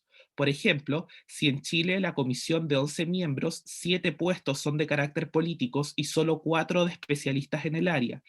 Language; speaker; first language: Spanish; native; Spanish